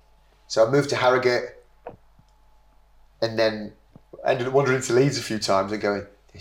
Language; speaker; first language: English; native; English